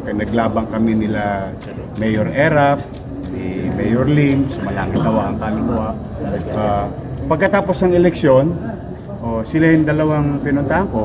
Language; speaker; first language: Filipino; native; Filipino